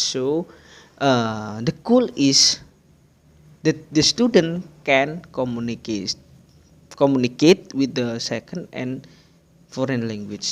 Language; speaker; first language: English; non-native, learner; Indonesian